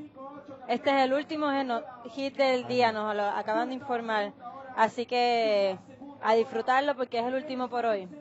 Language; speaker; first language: Spanish; native; Spanish